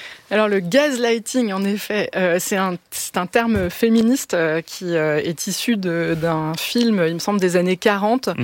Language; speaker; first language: French; native; French